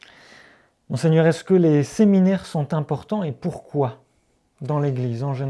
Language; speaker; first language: French; native; French